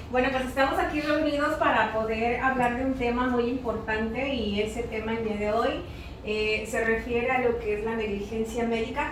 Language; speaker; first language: Spanish; native; Spanish